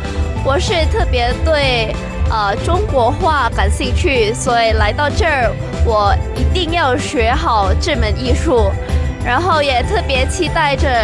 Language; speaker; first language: Chinese; early bilingual, heritage; Indonesian